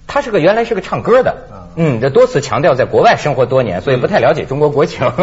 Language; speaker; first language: Chinese; native; Chinese